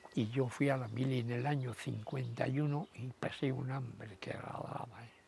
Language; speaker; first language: Spanish; native; Spanish